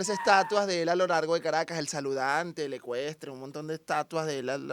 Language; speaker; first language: Spanish; native; Spanish